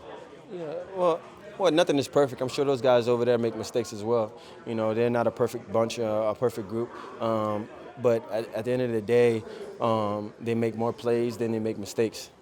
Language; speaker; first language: English; native; English